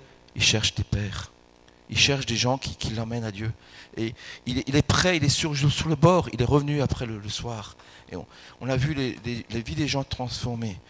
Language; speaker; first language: French; native; French